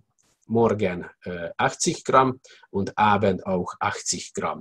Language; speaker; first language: German; non-native, learner; Hungarian